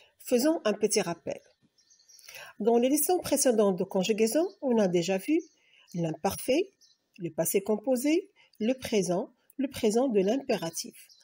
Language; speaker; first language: French; non-native, local second language; Arabic